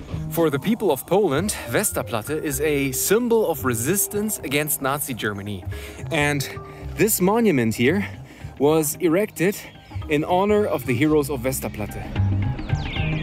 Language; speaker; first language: English; non-native, fluent; German